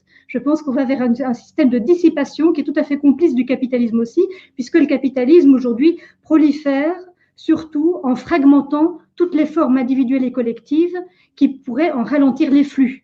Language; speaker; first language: French; native; French